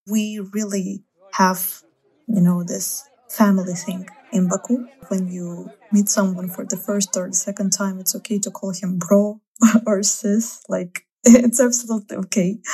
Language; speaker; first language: English; non-native, fluent; Russian